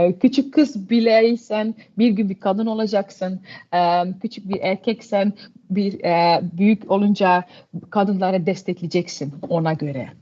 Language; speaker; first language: Turkish; early bilingual, heritage; Turkish